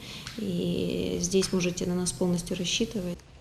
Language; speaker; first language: Russian; native; Russian